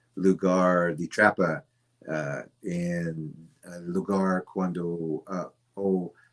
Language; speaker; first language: Spanish; non-native, learner; English